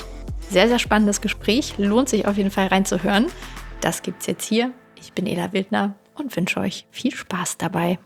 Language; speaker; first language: German; native; German